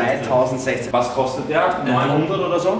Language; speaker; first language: German; native; German